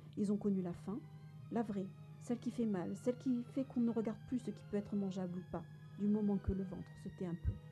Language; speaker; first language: French; native; French